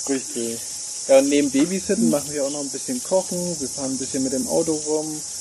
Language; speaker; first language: German; native; German